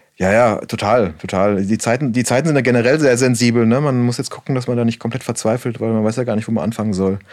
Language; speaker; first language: German; native; German